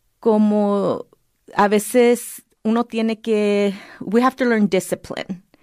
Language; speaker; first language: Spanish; early bilingual, heritage; Spanish